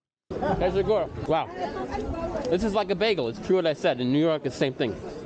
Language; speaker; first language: English; native; English